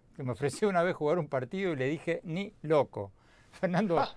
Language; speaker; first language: Spanish; native; Spanish